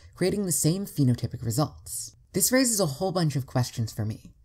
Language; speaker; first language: English; native; English